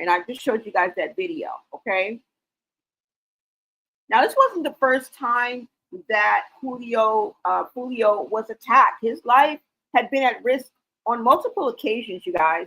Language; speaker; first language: English; native; English